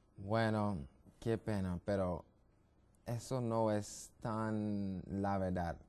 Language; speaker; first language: Spanish; non-native, learner; English